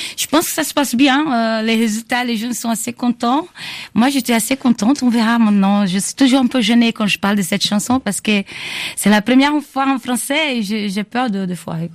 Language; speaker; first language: French; non-native, fluent; Portuguese